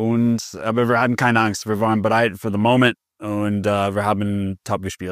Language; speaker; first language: German; non-native, fluent; English